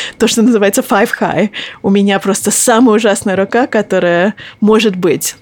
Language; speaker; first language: Russian; early bilingual, heritage; Russian